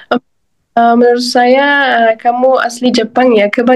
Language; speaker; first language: Indonesian; non-native, fluent; Uzbek